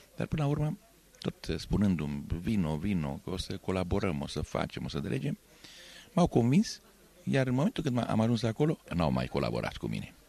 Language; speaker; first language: Romanian; non-native, local second language; Hungarian